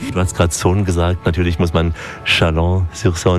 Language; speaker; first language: German; native; German